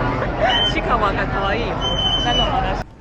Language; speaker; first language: Japanese; non-native, learner; English